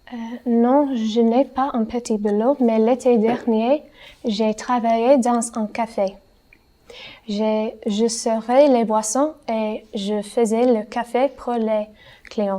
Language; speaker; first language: French; non-native, learner; English